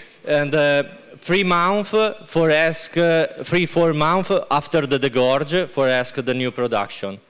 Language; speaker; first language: English; non-native, learner; Italian